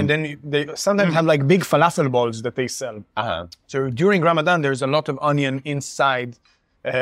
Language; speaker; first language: English; non-native, fluent; Hebrew